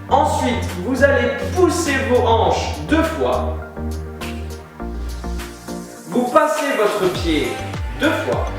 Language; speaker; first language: French; native; French